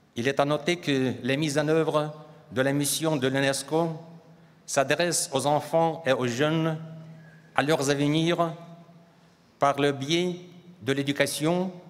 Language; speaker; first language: French; non-native, fluent; Russian